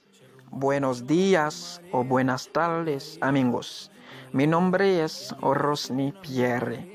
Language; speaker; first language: Spanish; non-native, learner; Haitian Creole